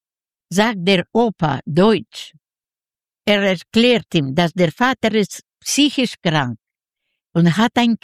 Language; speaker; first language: German; non-native, fluent; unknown